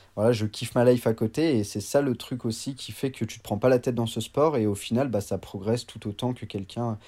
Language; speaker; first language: French; native; French